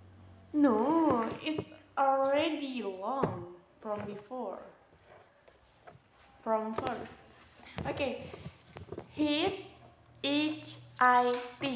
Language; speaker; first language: English; non-native, learner; Indonesian